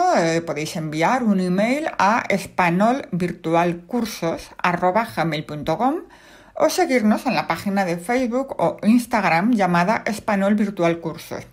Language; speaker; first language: Spanish; native; Spanish